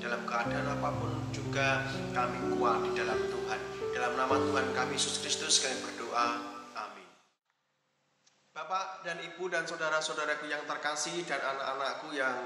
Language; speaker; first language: Indonesian; native; Indonesian